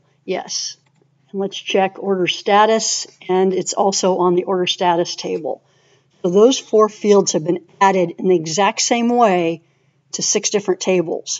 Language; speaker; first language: English; native; English